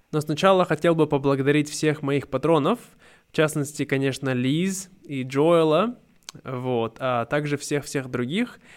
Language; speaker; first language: Russian; native; Russian